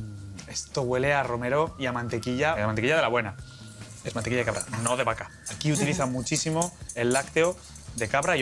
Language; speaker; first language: Spanish; native; Spanish